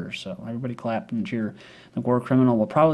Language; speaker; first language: English; native; English